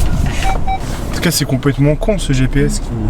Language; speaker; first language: French; native; French